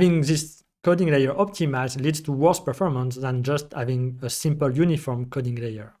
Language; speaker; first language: English; non-native, fluent; French